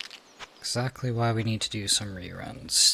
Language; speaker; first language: English; native; English